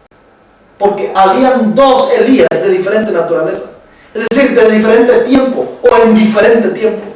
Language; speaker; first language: Spanish; native; Spanish